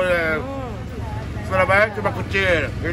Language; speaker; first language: Indonesian; non-native, learner; Japanese